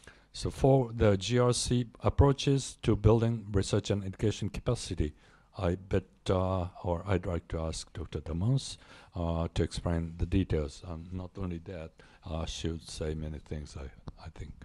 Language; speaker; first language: English; non-native, fluent; Japanese